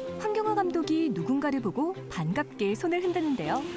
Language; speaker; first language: Korean; native; Korean